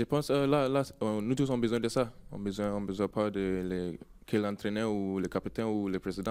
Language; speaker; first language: French; non-native, learner; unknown